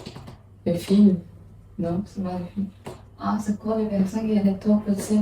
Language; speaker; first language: French; non-native, learner; English